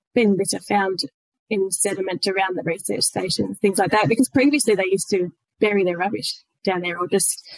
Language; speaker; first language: English; native; English